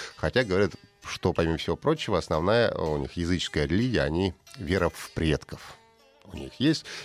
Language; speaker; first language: Russian; native; Russian